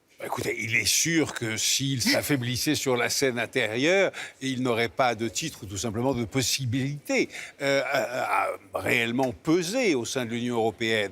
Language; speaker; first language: French; native; French